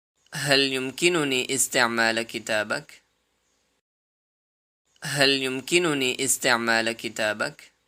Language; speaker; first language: Arabic; non-native, fluent; Urdu